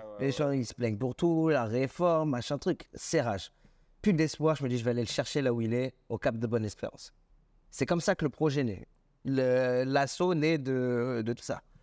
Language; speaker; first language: French; native; French